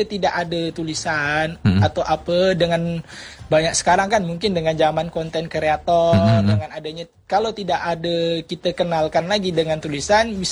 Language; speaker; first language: Indonesian; native; Indonesian